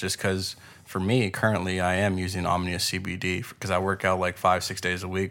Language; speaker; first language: English; early bilingual, other home language; Spanish